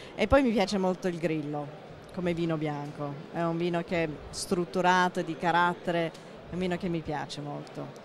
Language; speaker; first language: Italian; non-native, fluent; English